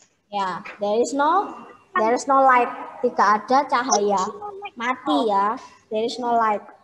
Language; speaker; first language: English; non-native, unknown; Indonesian